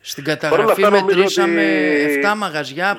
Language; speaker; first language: Greek; native; Greek